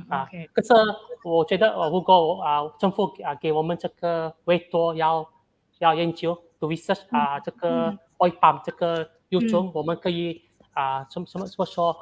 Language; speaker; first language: Chinese; non-native, local second language; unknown